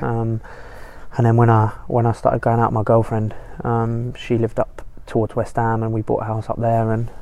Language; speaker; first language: English; native; English